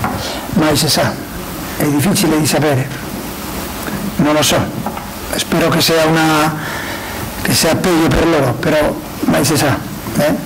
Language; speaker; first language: Italian; non-native, learner; Spanish